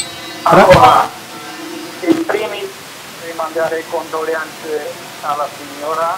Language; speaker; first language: Italian; non-native, learner; Romanian